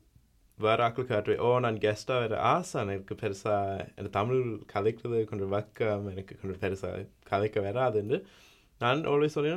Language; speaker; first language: Tamil; early bilingual, heritage; Tamil